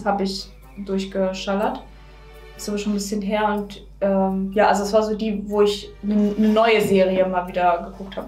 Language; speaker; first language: German; native; German